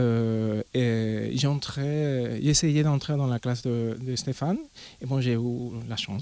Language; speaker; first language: French; non-native, fluent; Spanish